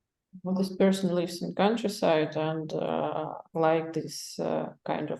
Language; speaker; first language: English; non-native, learner; Russian